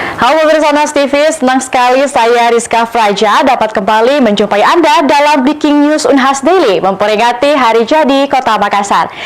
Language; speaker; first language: Indonesian; native; Indonesian